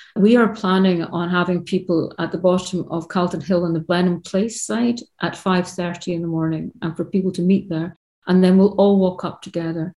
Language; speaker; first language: English; native; English